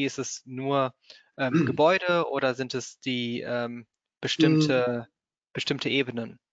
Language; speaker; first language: German; native; German